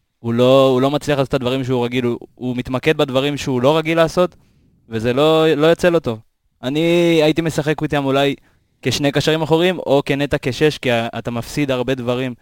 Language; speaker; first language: Hebrew; native; Hebrew